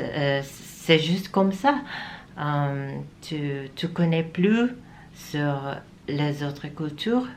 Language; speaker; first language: French; non-native, learner; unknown